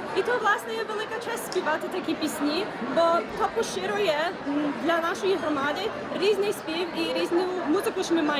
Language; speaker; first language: Ukrainian; early bilingual, heritage; Ukrainian